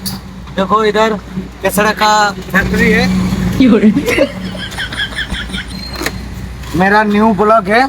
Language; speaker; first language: Hindi; non-native, local second language; Bangla